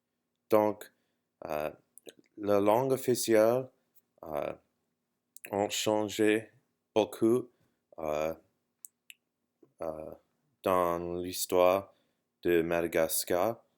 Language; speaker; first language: French; non-native, learner; English